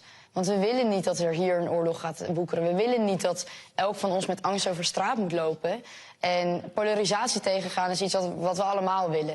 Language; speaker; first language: Dutch; native; Dutch